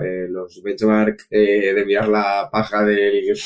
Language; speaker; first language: Spanish; native; Spanish